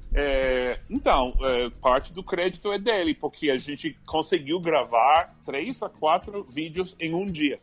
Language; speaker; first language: Portuguese; non-native, fluent; English